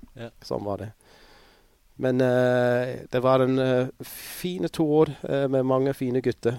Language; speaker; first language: Norwegian; non-native, fluent; English